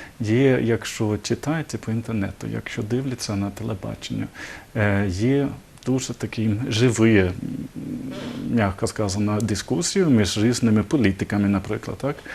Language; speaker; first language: Ukrainian; non-native, learner; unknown